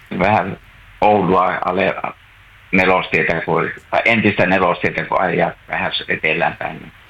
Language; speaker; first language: Finnish; native; Finnish